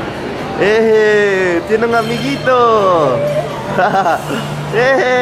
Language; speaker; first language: Spanish; early bilingual, heritage; English